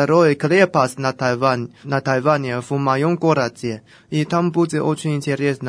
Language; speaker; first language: Russian; non-native, fluent; Chinese